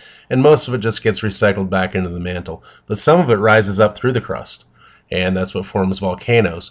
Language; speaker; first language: English; native; English